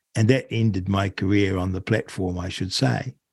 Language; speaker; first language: English; native; English